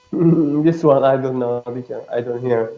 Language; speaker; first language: English; non-native, learner; Vietnamese